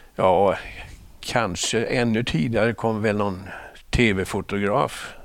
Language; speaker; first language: Swedish; native; Swedish